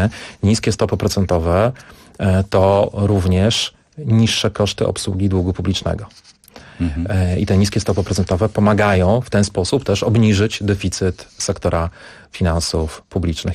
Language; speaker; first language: Polish; native; Polish